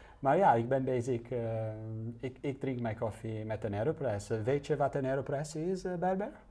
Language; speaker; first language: Dutch; non-native, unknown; Italian